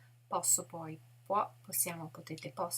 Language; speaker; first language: Italian; non-native, fluent; English